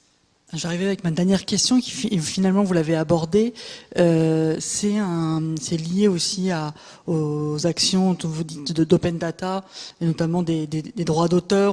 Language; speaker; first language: French; native; French